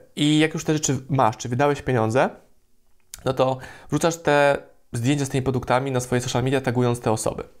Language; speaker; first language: Polish; native; Polish